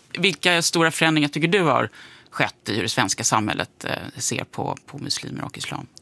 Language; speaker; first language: Swedish; native; Swedish